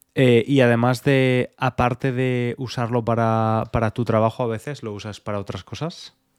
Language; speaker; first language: Spanish; native; Spanish